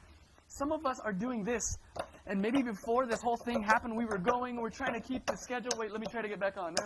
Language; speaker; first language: English; native; English